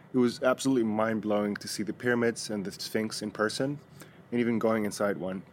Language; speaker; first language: English; non-native, fluent; Greek